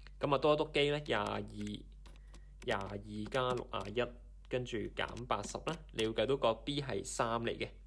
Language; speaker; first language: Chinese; non-native, local second language; Cantonese